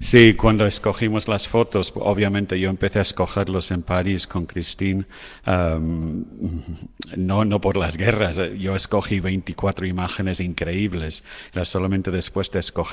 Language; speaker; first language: Spanish; non-native, fluent; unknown